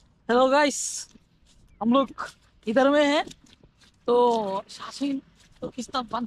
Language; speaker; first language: Hindi; non-native, learner; Bangla